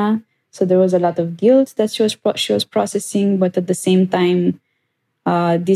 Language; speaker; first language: English; non-native, fluent; Romanian